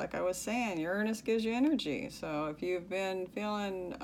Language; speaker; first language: English; native; English